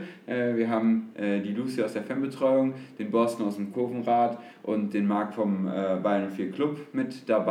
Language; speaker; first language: German; native; German